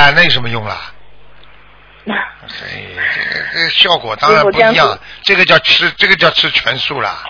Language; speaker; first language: Chinese; native; Chinese